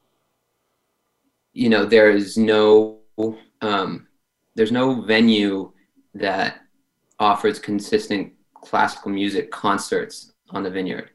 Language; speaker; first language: English; native; English